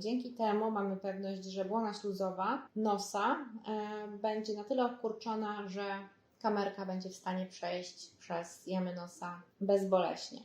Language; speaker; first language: Polish; native; Polish